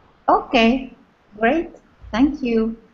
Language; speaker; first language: English; non-native, fluent; French